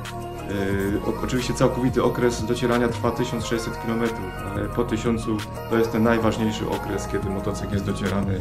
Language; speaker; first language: Polish; native; Polish